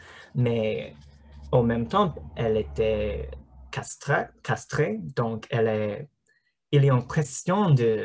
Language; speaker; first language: French; non-native, learner; English